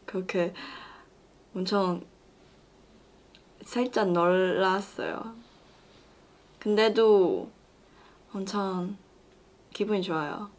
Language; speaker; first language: Korean; non-native, learner; Chinese